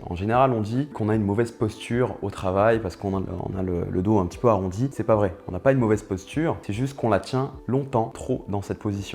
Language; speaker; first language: French; native; French